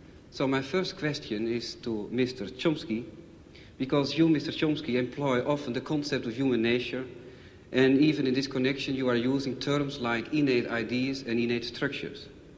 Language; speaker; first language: English; non-native, fluent; Dutch